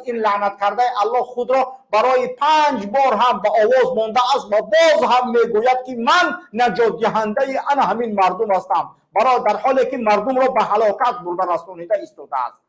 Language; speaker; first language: Tajik; native; Tajik